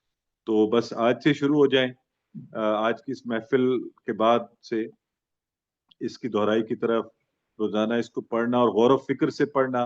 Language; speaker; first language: Urdu; native; Urdu